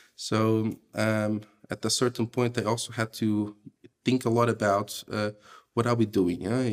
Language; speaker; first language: English; non-native, fluent; Portuguese